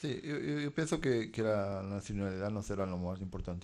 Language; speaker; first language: Spanish; non-native, fluent; Portuguese